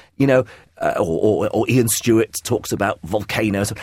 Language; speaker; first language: English; early bilingual, other home language; Arabic